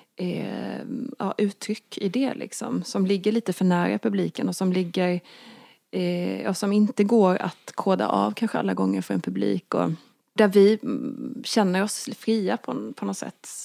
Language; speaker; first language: Swedish; native; Swedish